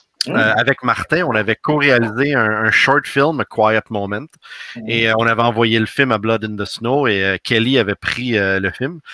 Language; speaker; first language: French; native; French